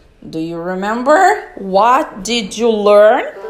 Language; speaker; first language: English; non-native, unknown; Portuguese